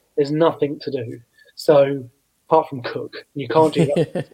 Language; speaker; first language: English; native; English